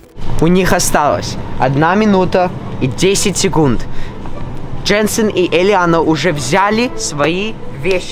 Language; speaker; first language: Russian; early bilingual, heritage; Russian